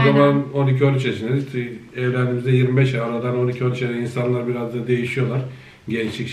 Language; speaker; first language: Turkish; native; Turkish